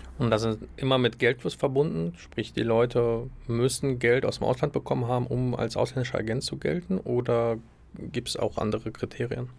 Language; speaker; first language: German; native; German